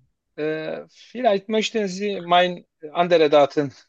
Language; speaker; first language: German; non-native, learner; Turkish